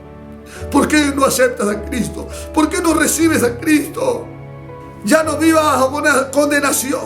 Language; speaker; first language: Spanish; native; Spanish